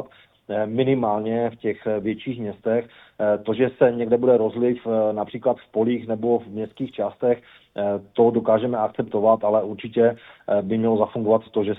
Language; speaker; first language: Czech; native; Czech